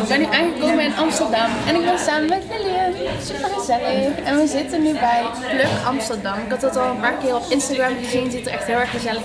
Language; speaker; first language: Dutch; native; Dutch